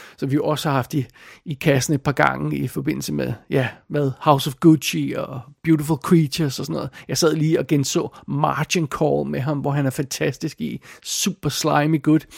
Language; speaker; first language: Danish; native; Danish